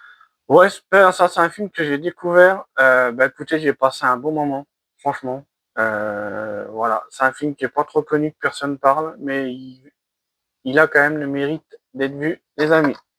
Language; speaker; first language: French; native; French